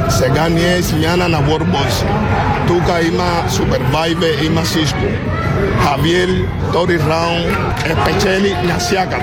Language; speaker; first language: Bulgarian; non-native, learner; Spanish